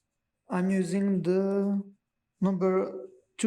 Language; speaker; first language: English; non-native, learner; Portuguese